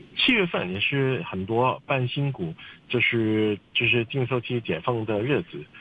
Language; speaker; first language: Chinese; non-native, local second language; Cantonese